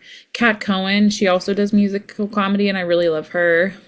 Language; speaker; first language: English; native; English